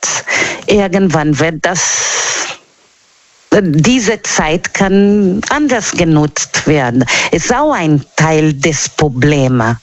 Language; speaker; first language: German; non-native, learner; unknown